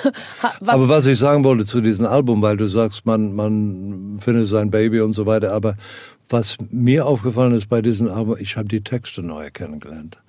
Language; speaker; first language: German; non-native, fluent; Afrikaans